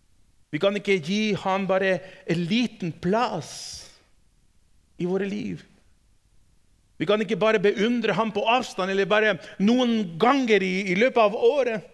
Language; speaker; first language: Norwegian; non-native, fluent; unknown